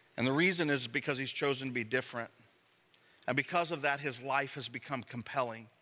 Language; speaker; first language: English; native; English